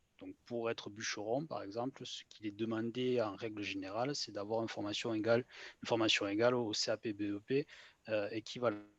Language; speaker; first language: French; native; French